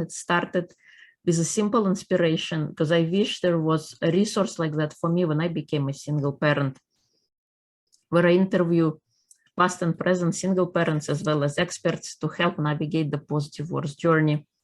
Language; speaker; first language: English; non-native, fluent; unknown